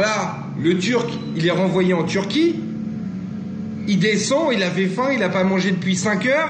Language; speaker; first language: French; native; French